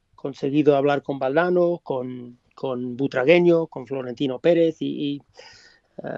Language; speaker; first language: Spanish; non-native, fluent; English